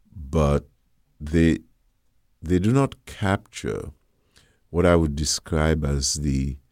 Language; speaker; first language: English; non-native, local second language; Krio